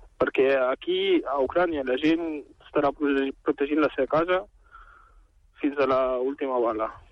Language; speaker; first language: Catalan; non-native, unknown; Ukrainian